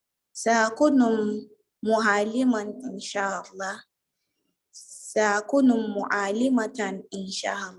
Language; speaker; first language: Arabic; non-native, learner; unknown